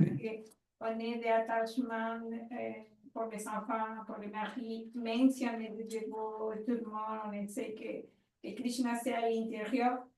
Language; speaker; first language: French; non-native, fluent; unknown